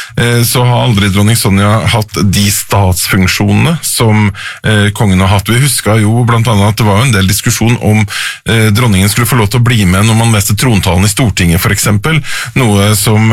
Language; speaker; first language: Norwegian; native; Norwegian